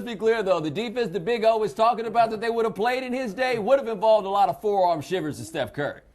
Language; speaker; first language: English; native; English